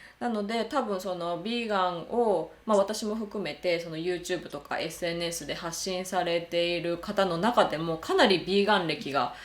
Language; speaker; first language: Japanese; native; Japanese